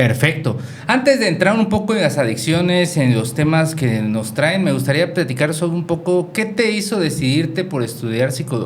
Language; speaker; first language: Spanish; native; Spanish